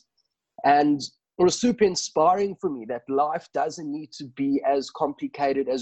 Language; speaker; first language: English; native; English